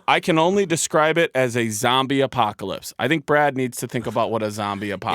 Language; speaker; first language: English; native; English